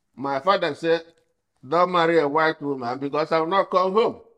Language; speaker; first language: English; non-native, local second language; Igbo